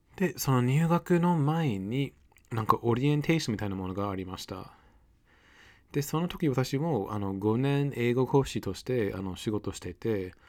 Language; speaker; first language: Japanese; non-native, fluent; English